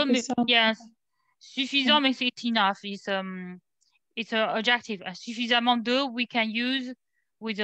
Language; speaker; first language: English; non-native, learner; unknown